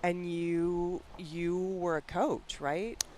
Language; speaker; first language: English; native; English